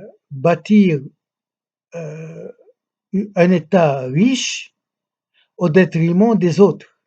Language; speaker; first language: French; non-native, local second language; Arabic